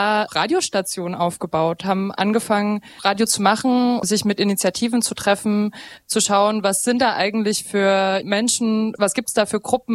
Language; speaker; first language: German; native; German